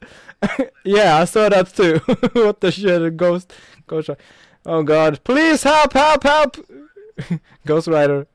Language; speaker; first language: English; non-native, fluent; Norwegian